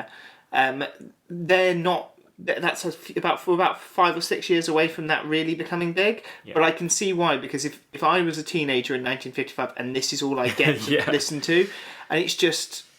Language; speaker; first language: English; native; English